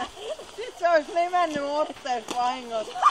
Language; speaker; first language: Finnish; native; Finnish